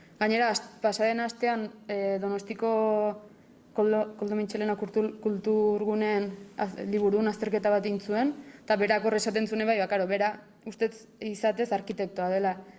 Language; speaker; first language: Basque; native; Basque